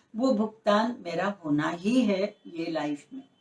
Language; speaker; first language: Hindi; non-native, local second language; Marathi